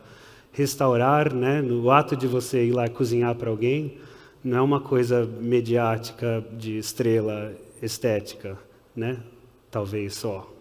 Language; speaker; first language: Portuguese; early bilingual, heritage; Portuguese